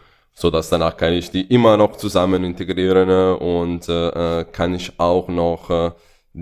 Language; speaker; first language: German; non-native, fluent; Italian